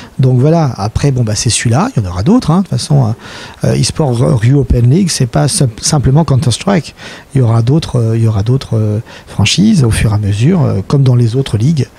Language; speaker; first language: French; native; French